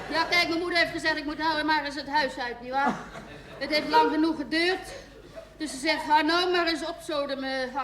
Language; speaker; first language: Dutch; native; Dutch